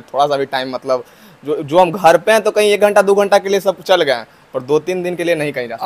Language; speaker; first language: Hindi; native; Hindi